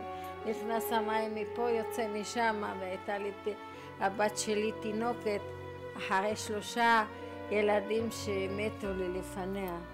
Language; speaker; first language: Hebrew; non-native, fluent; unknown